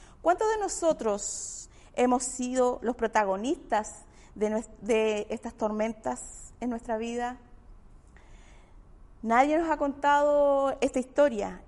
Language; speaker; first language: Spanish; native; Spanish